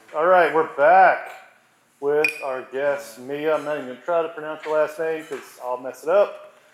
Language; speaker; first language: English; native; English